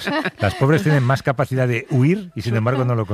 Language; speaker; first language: Spanish; native; Spanish